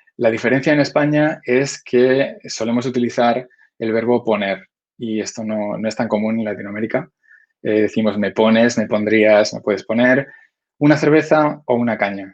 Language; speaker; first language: Spanish; native; Spanish